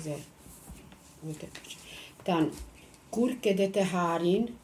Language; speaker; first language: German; non-native, local second language; Romany